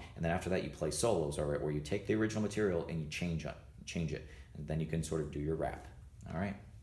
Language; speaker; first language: English; native; English